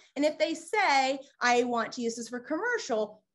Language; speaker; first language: English; native; English